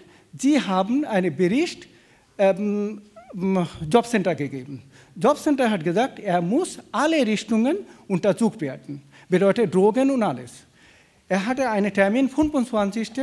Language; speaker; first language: German; non-native, fluent; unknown